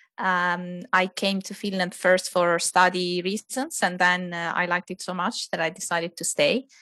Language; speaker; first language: English; non-native, fluent; Italian